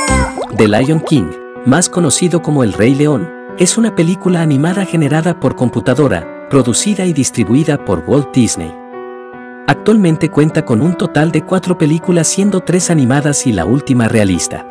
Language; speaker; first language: Spanish; native; Spanish